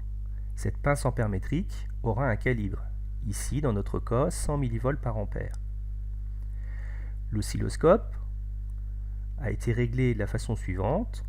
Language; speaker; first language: French; native; French